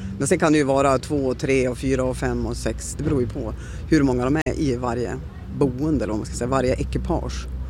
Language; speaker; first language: Swedish; native; Swedish